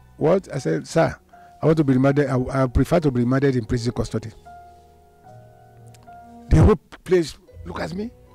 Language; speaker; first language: English; non-native, local second language; Yoruba